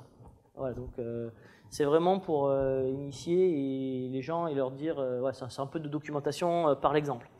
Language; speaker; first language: French; native; French